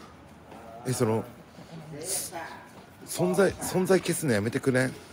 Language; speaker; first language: Japanese; native; Japanese